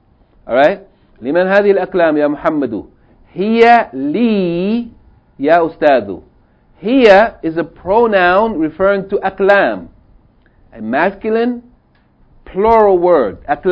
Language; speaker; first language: Arabic; non-native, fluent; English